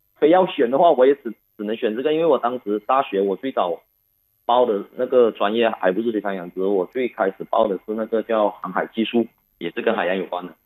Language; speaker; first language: Chinese; non-native, local second language; Cantonese